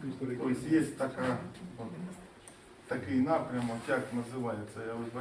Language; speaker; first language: Ukrainian; non-native, local second language; Russian